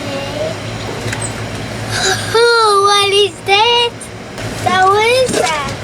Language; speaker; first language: English; native; English